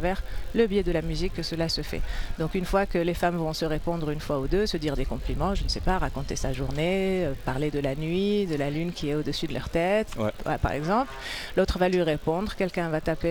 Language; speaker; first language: French; non-native, local second language; Arabic